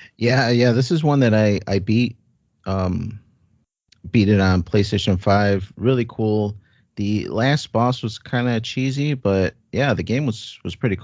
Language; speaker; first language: English; native; English